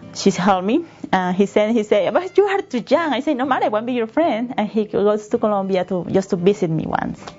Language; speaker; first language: English; non-native, learner; Spanish